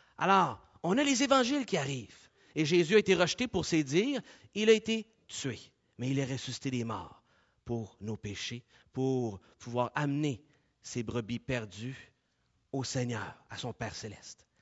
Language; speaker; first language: French; native; French